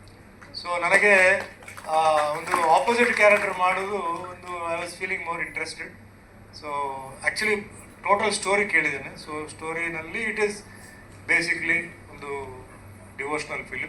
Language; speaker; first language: Kannada; non-native, fluent; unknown